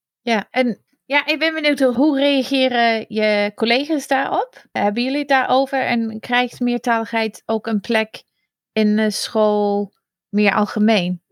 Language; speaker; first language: Dutch; non-native, fluent; English